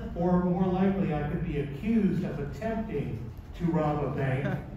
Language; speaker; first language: English; native; English